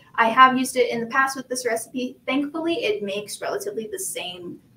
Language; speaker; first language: English; native; English